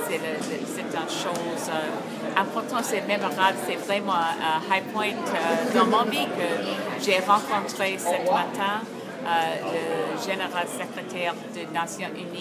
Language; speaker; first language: French; non-native, learner; English